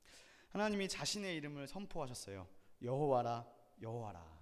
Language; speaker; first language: Korean; native; Korean